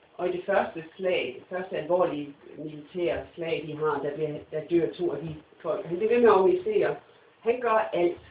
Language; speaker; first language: Danish; non-native, fluent; English